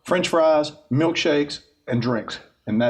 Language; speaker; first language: English; native; English